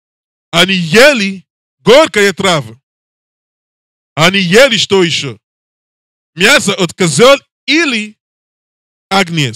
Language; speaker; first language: Russian; non-native, learner; English